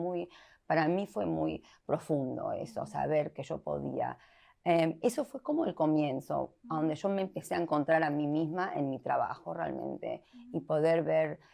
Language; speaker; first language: Spanish; early bilingual, heritage; Spanish